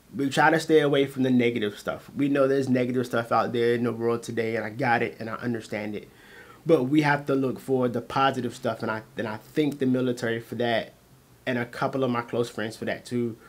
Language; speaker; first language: English; native; English